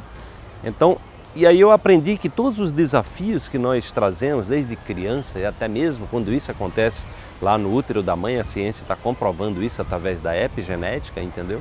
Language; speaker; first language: Portuguese; native; Portuguese